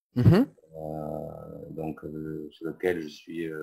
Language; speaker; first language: French; native; French